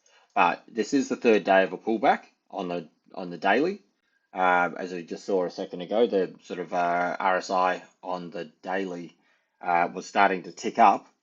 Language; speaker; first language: English; native; English